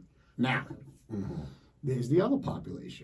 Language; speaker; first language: English; native; English